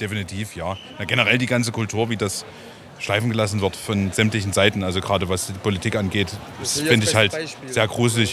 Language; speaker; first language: German; native; German